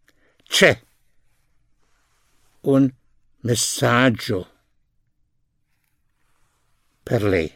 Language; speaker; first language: Italian; non-native, fluent; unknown